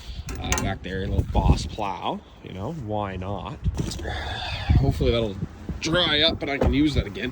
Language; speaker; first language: English; native; English